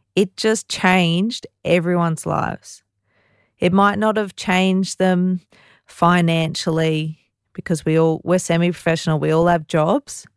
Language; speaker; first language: English; native; English